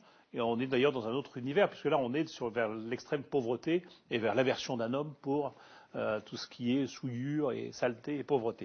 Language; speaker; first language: French; native; French